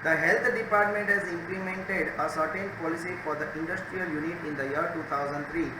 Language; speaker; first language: English; non-native, local second language; Gujarati